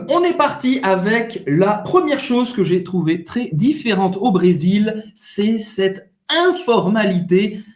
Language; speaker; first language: French; native; French